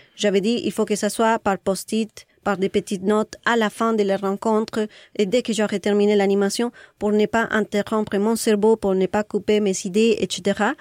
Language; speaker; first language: French; non-native, fluent; Spanish